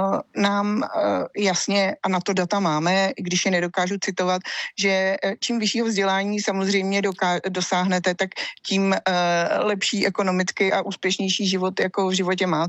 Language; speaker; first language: Czech; native; Czech